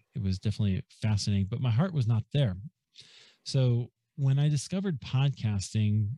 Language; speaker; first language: English; native; English